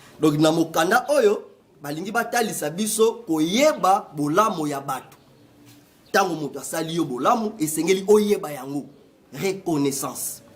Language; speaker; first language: Lingala; native; Lingala